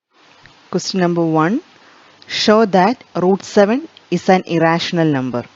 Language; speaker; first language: English; non-native, local second language; Malayalam